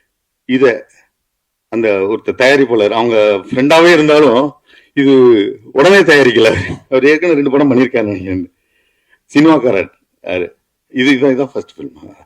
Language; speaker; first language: Tamil; native; Tamil